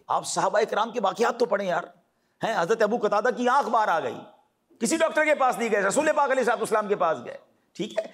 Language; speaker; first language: Urdu; native; Urdu